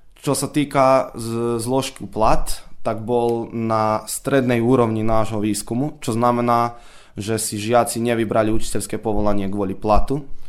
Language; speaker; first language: Slovak; early bilingual, heritage; Slovak